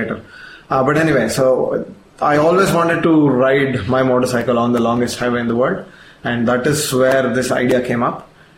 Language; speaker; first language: English; non-native, local second language; Kannada